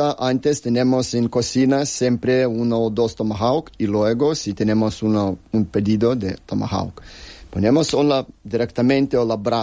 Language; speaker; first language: Spanish; non-native, learner; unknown